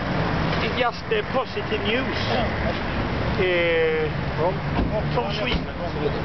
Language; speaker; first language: English; non-native, fluent; Swedish